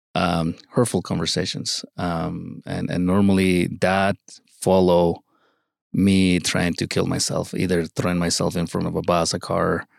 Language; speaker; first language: English; early bilingual, other home language; Spanish